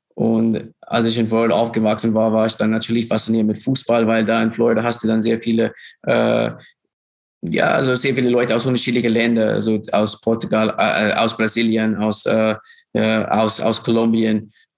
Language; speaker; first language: German; non-native, fluent; English